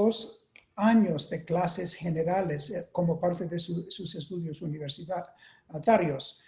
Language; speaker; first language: Spanish; non-native, fluent; English